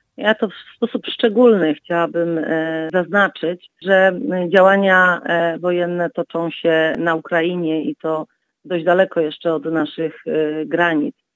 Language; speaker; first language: Polish; native; Polish